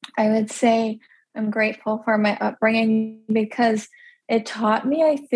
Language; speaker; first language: English; early bilingual, other home language; Pennsylvania German